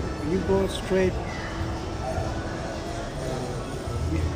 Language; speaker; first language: English; non-native, fluent; Spanish